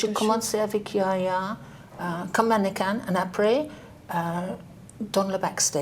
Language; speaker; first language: French; non-native, learner; English